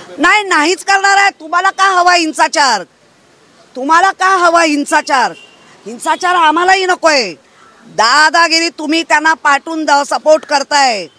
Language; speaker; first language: Marathi; native; Marathi